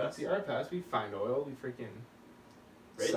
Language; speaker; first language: English; native; English